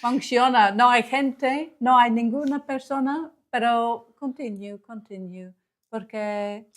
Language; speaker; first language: Spanish; non-native, learner; English